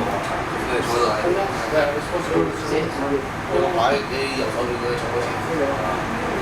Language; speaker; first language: Chinese; native; Chinese